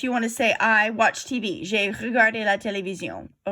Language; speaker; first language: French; non-native, fluent; English